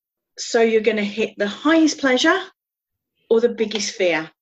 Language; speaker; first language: English; native; English